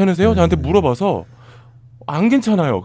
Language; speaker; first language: Korean; native; Korean